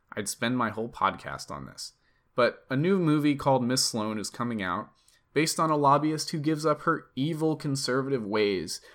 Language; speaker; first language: English; native; English